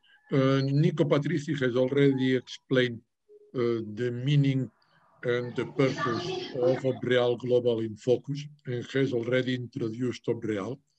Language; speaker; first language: English; non-native, fluent; Catalan